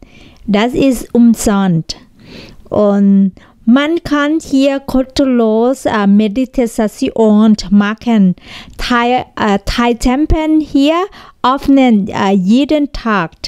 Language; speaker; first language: German; non-native, learner; Thai